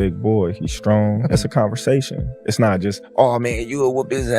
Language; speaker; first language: English; native; English